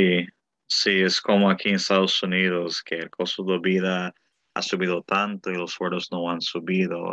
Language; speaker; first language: Spanish; early bilingual, heritage; Spanish